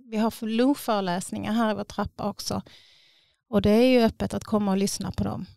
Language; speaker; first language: Swedish; native; Swedish